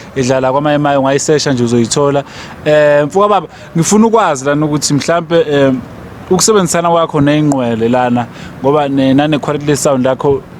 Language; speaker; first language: Zulu; native; Zulu